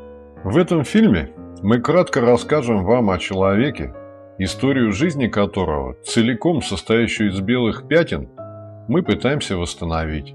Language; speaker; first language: Russian; native; Russian